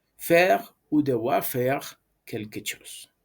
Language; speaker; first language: French; non-native, learner; Spanish